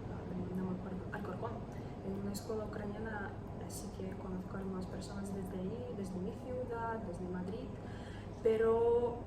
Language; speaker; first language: Spanish; non-native, learner; Ukrainian